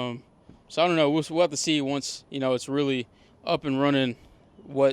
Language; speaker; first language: English; native; English